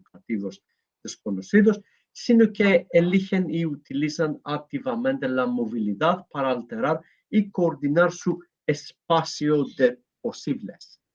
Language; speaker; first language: Spanish; non-native, learner; Greek